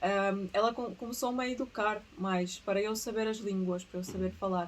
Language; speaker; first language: Portuguese; early bilingual, other home language; Russian